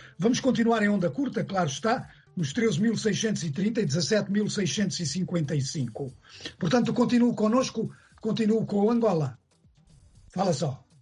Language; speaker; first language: Portuguese; native; Portuguese